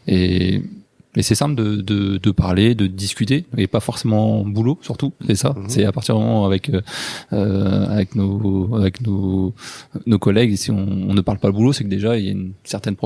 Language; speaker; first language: French; native; French